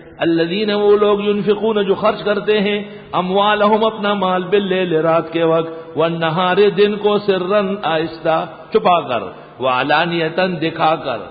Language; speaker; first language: Urdu; non-native, local second language; Pashto